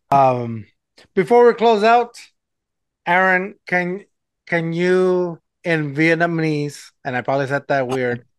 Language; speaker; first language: English; non-native, fluent; Spanish